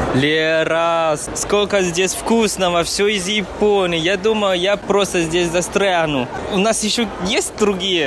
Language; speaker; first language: Russian; non-native, fluent; Chinese